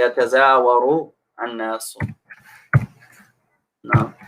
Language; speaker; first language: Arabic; non-native, fluent; English